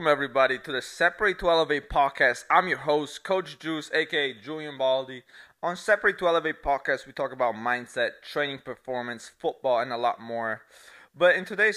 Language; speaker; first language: English; non-native, fluent; Italian